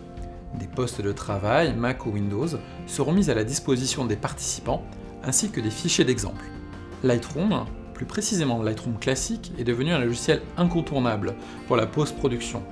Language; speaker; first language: French; native; French